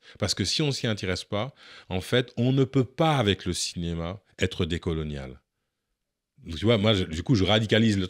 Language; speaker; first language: French; native; French